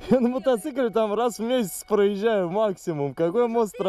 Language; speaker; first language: Russian; native; Russian